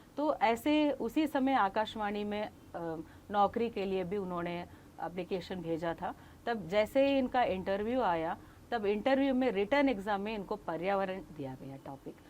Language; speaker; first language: Hindi; non-native, local second language; Kannada